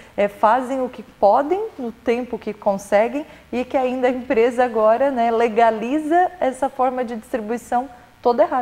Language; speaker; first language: Portuguese; native; Portuguese